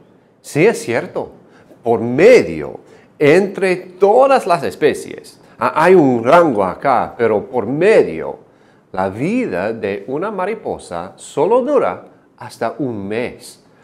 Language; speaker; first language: Spanish; non-native, fluent; English